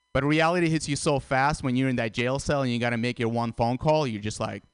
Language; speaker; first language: English; early bilingual, other home language; Russian